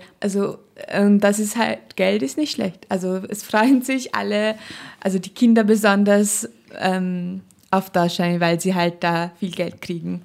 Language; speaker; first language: German; non-native, fluent; Nepali